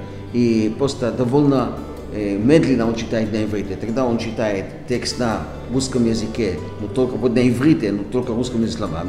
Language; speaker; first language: Russian; non-native, fluent; Hebrew